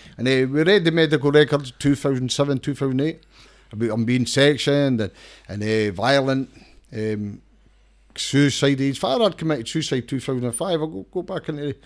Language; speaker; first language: English; native; English